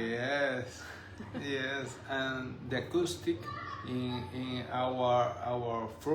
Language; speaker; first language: English; non-native, learner; Spanish